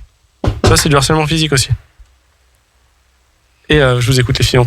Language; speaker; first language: French; native; French